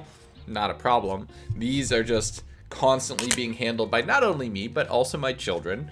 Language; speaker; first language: English; native; English